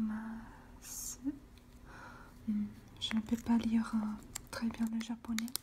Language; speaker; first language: French; non-native, fluent; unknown